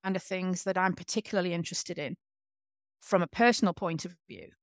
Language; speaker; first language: English; native; English